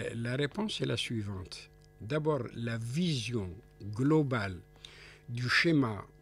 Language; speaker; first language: French; non-native, local second language; Arabic